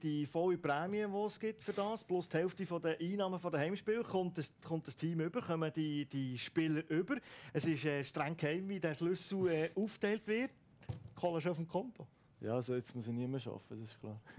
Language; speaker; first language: German; native; German